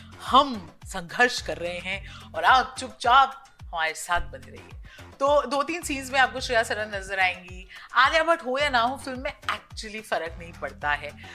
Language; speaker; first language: Hindi; native; Hindi